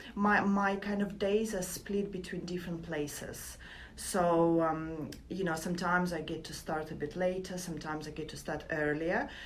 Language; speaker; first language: English; non-native, fluent; Latvian